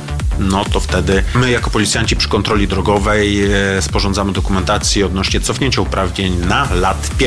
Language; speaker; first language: Polish; native; Polish